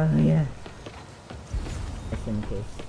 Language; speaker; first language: English; non-native, learner; Indonesian